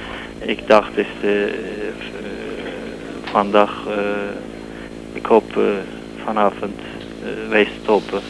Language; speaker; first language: Dutch; non-native, learner; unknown